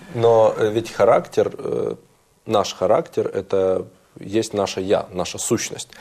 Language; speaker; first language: Russian; native; Russian